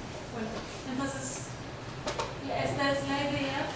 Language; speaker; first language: Spanish; non-native, learner; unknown